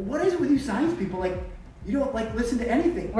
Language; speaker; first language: English; native; English